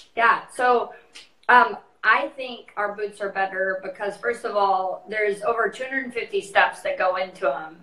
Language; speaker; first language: English; native; English